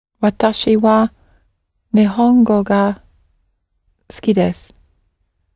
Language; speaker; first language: Japanese; non-native, learner; English